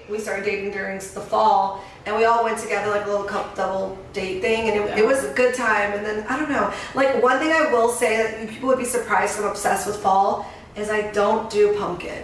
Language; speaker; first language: English; native; English